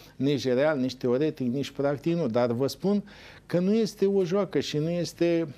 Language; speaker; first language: Romanian; native; Romanian